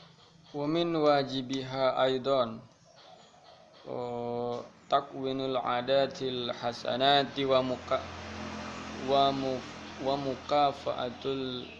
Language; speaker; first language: Arabic; non-native, learner; Indonesian